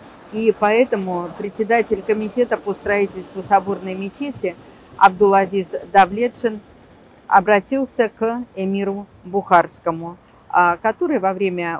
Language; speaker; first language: Russian; native; Russian